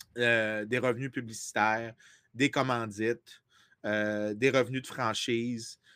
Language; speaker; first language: French; native; French